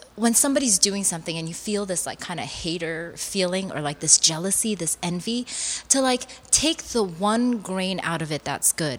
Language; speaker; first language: English; early bilingual, other home language; Korean